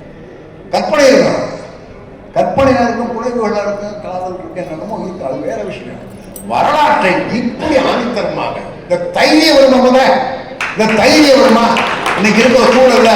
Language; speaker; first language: Tamil; native; Tamil